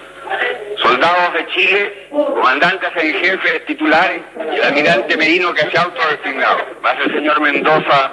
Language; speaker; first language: Spanish; native; Spanish